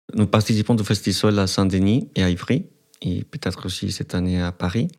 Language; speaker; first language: French; non-native, fluent; Spanish